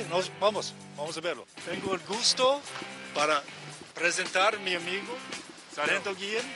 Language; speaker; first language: Spanish; non-native, fluent; English